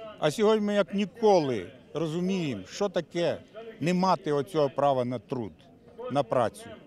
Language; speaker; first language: Ukrainian; native; Ukrainian